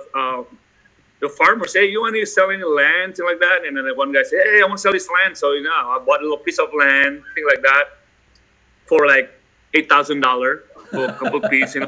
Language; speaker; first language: English; non-native, fluent; Indonesian